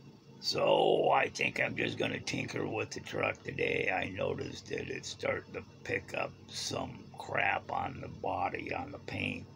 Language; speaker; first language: English; native; English